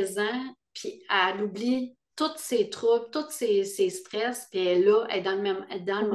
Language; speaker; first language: French; native; French